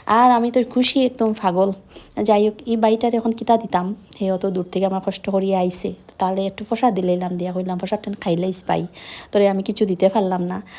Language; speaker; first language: Bangla; non-native, local second language; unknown